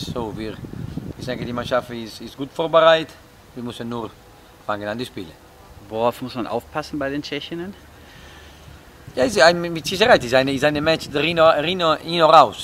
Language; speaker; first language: German; non-native, learner; Italian